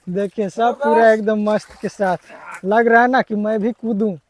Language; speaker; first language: Hindi; native; Hindi